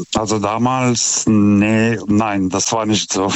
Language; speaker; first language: German; non-native, fluent; Lithuanian